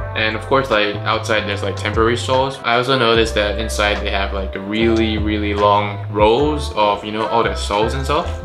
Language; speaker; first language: English; non-native, local second language; Chinese